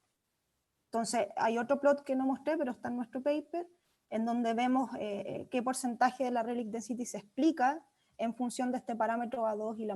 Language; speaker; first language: Spanish; native; Spanish